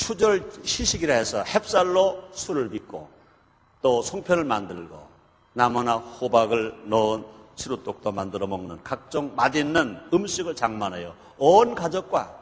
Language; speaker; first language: Korean; native; Korean